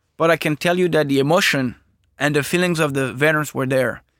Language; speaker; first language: English; non-native, fluent; French